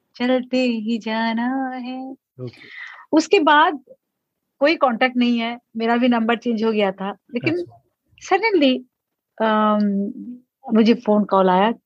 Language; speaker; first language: Hindi; non-native, local second language; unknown